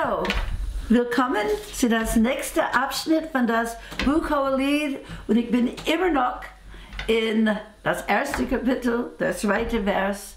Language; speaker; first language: German; non-native, fluent; English